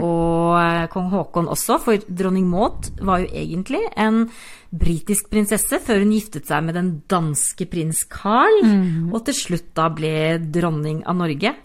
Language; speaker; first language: Norwegian; native; Norwegian